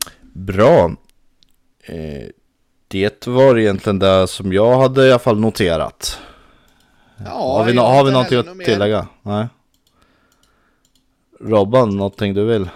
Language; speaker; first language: Swedish; native; Swedish